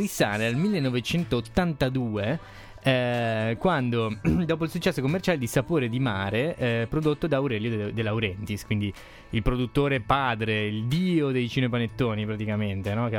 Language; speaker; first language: Italian; native; Italian